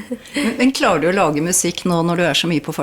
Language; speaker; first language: Norwegian; native; Norwegian